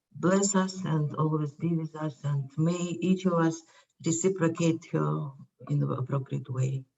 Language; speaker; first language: English; non-native, fluent; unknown